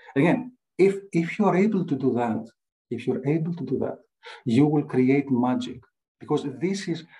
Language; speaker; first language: English; non-native, fluent; Greek